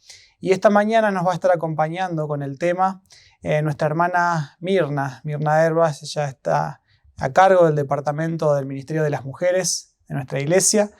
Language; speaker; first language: Spanish; native; Spanish